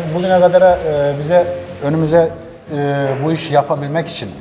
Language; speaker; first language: Turkish; native; Turkish